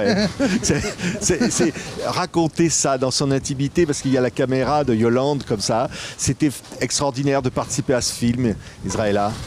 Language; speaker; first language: French; native; French